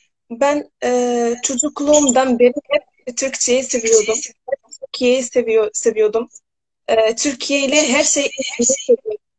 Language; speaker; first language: Turkish; non-native, learner; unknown